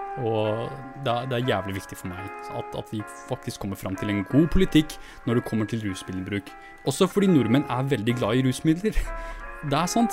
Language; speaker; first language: Norwegian; early bilingual, other home language; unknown